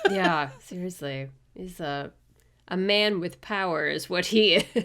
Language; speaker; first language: English; native; English